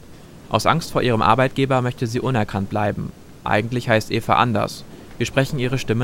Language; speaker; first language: German; native; German